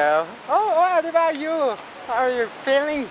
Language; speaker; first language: English; non-native, learner; Tajik